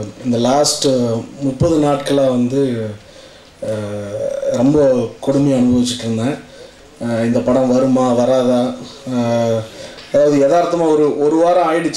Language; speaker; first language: Tamil; native; Tamil